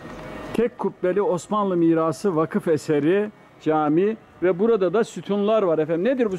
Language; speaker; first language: Turkish; native; Turkish